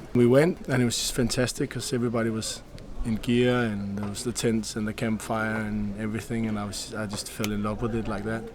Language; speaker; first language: English; non-native, fluent; Danish